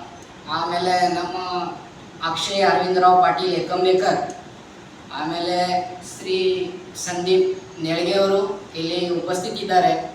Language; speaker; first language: Kannada; non-native, local second language; Marathi